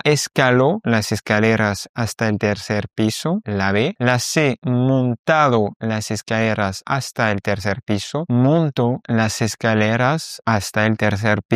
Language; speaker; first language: Spanish; non-native, fluent; French